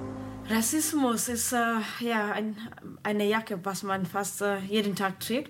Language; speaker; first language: German; non-native, fluent; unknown